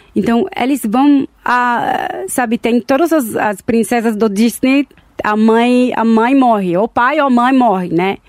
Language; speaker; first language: Portuguese; non-native, learner; Hebrew